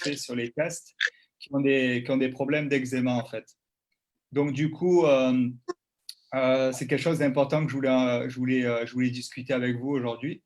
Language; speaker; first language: French; native; French